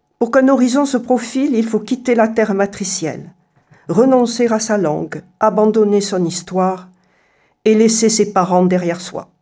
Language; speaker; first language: French; native; French